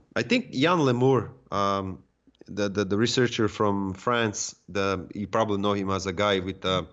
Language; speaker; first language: English; non-native, fluent; Serbian